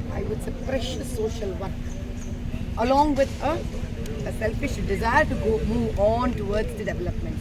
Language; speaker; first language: English; non-native, local second language; Telugu